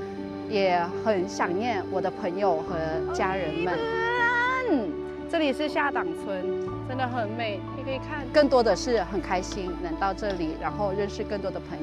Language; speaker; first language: Chinese; non-native, learner; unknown